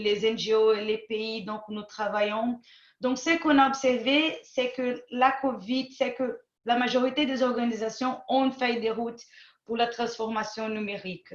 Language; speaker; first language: French; non-native, fluent; Portuguese